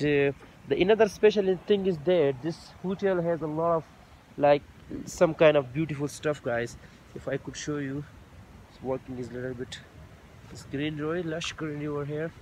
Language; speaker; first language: English; non-native, local second language; Urdu